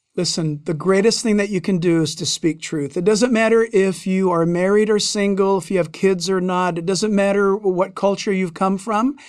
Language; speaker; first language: English; native; English